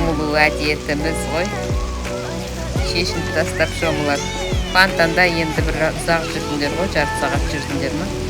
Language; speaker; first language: Kazakh; native; Kazakh